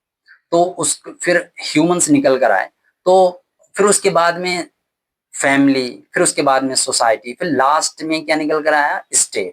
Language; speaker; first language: Hindi; native; Hindi